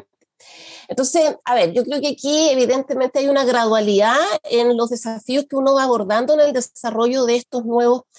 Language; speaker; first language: Spanish; native; Spanish